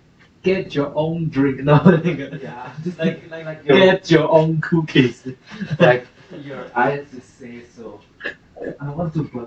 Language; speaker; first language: English; non-native, fluent; Chinese